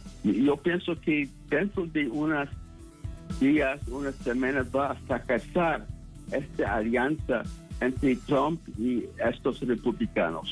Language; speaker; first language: Spanish; non-native, fluent; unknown